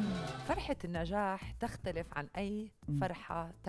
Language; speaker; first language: Arabic; native; Arabic